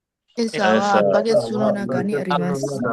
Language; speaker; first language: Japanese; non-native, learner; Indonesian